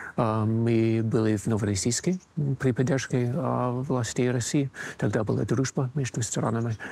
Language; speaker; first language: Russian; non-native, fluent; English